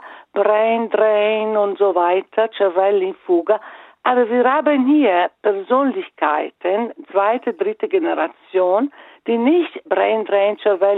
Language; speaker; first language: German; non-native, fluent; Italian